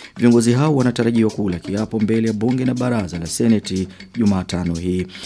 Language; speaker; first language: Swahili; non-native, local second language; Rundi